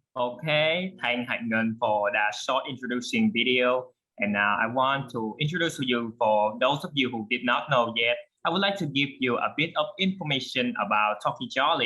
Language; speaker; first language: English; non-native, fluent; Vietnamese